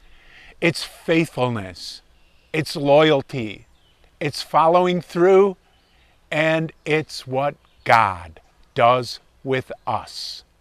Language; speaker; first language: English; native; English